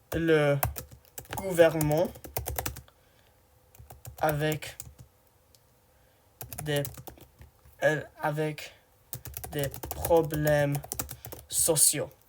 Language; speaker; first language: French; non-native, learner; English